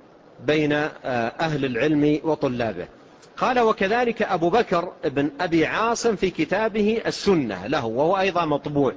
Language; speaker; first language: Arabic; native; Arabic